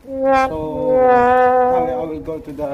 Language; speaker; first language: English; non-native, learner; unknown